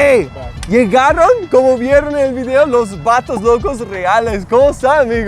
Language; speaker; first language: Spanish; non-native, fluent; English